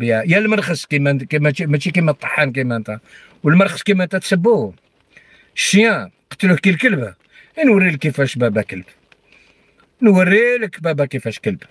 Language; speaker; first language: Arabic; non-native, local second language; Kabyle